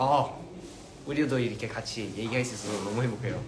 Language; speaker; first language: Korean; early bilingual, heritage; Korean